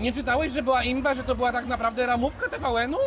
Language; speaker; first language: Polish; native; Polish